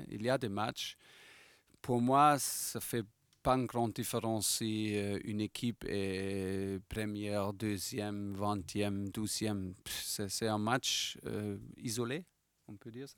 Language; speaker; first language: French; non-native, fluent; German